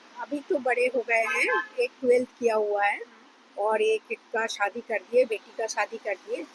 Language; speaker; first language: Hindi; non-native, local second language; Bangla